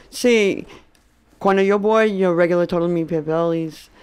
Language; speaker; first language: Spanish; non-native, learner; English